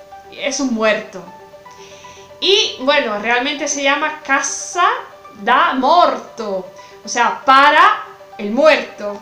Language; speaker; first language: Spanish; non-native, fluent; Italian